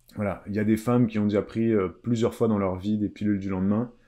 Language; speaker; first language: French; native; French